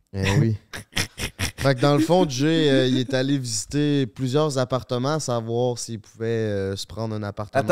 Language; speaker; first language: French; native; French